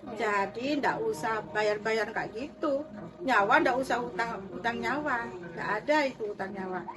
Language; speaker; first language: Indonesian; non-native, local second language; Madurese